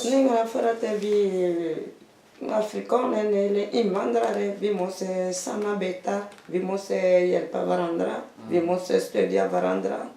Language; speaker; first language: Swedish; non-native, learner; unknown